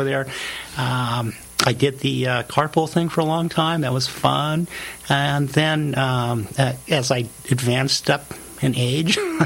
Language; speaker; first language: English; native; English